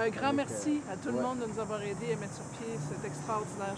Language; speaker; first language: French; native; French